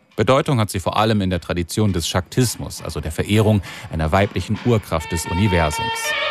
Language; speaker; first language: German; native; German